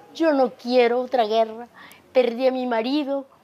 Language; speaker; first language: Spanish; native; Spanish